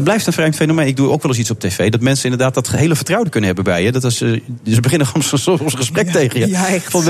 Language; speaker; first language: Dutch; native; Dutch